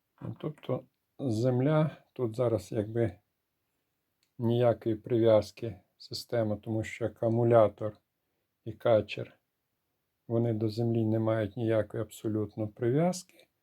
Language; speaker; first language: Ukrainian; native; Ukrainian